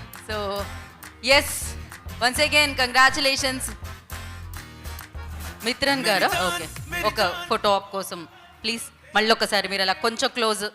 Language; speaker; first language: Telugu; native; Telugu